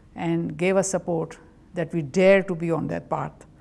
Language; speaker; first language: English; non-native, local second language; Urdu